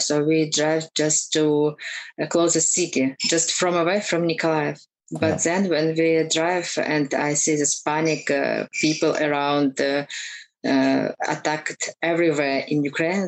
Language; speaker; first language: English; non-native, learner; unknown